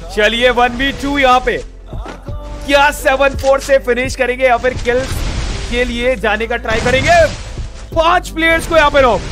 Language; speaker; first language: Hindi; native; Hindi